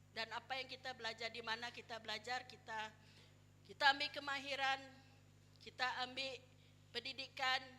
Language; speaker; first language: Malay; non-native, local second language; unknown